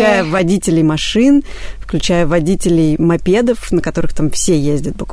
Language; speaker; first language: Russian; native; Russian